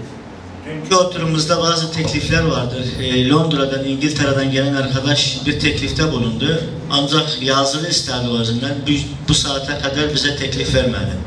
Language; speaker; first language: Turkish; native; Turkish